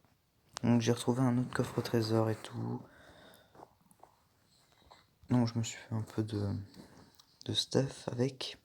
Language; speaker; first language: French; native; French